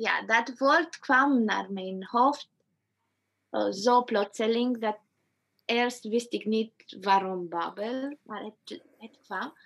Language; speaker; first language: Dutch; non-native, fluent; Romanian